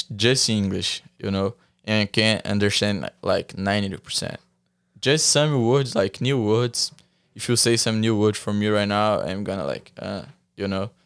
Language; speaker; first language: English; non-native, learner; Portuguese